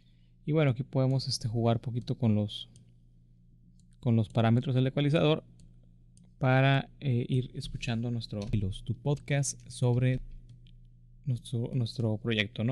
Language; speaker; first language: Spanish; native; Spanish